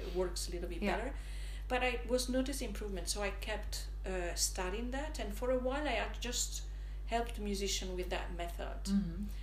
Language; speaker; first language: English; non-native, fluent; Italian